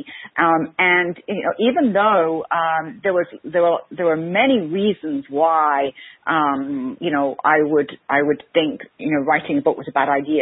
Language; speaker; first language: English; native; English